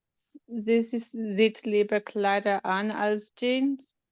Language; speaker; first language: German; non-native, learner; English